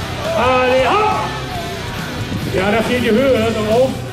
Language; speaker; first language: German; native; German